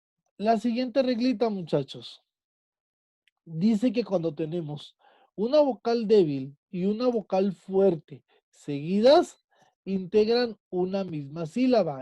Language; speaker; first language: Spanish; native; Spanish